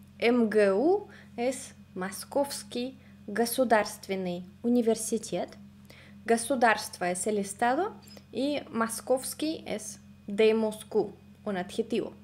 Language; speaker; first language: Spanish; non-native, fluent; Russian